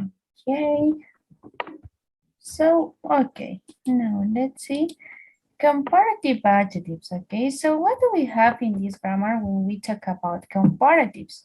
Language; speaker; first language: English; non-native, fluent; Spanish